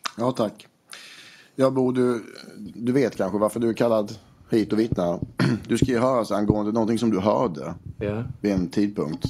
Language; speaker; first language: Swedish; native; Swedish